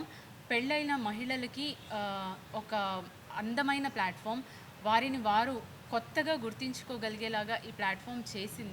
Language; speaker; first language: Telugu; native; Telugu